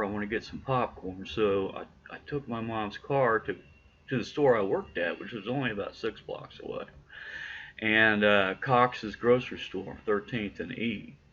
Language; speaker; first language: English; native; English